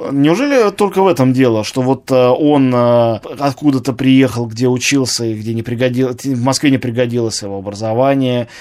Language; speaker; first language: Russian; native; Russian